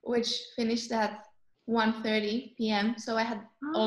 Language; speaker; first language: English; non-native, fluent; Greek